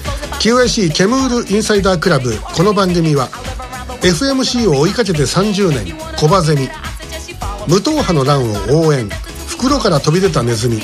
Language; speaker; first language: Japanese; native; Japanese